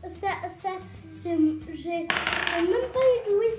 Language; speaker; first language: French; native; French